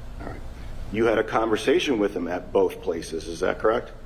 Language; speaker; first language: English; native; English